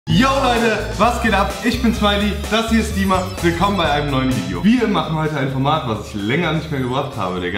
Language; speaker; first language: German; native; German